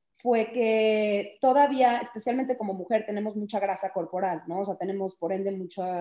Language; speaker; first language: Spanish; early bilingual, heritage; Spanish